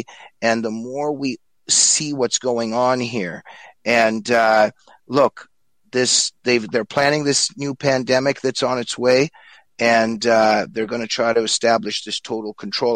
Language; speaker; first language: English; native; English